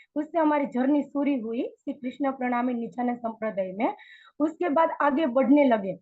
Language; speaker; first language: Hindi; non-native, local second language; Gujarati